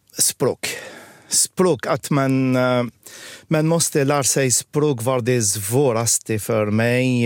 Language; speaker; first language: Swedish; non-native, fluent; Arabic